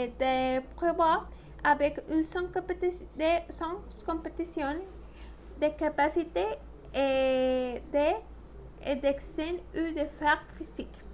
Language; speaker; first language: French; non-native, learner; Spanish